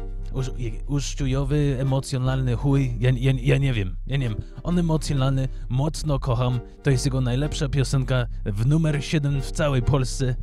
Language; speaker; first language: Polish; early bilingual, heritage; English